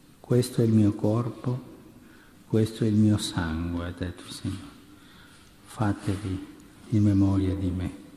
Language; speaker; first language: Italian; non-native, fluent; Spanish